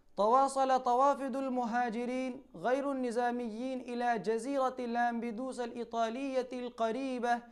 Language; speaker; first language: Arabic; non-native, fluent; Urdu